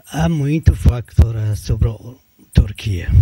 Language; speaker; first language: Portuguese; non-native, learner; Turkish